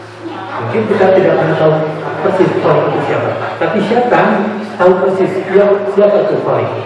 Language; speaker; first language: Indonesian; non-native, local second language; Sundanese